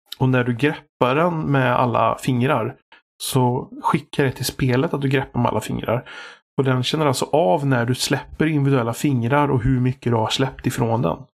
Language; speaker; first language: Swedish; native; Swedish